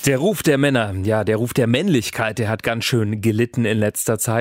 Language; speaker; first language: German; native; German